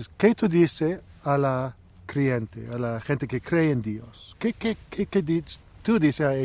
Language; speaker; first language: Spanish; non-native, learner; Greek